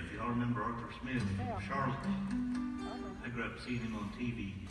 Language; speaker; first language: English; native; English